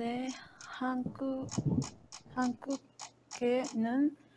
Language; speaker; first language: Korean; non-native, learner; Spanish